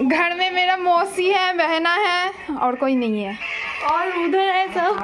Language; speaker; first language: Hindi; non-native, local second language; Bangla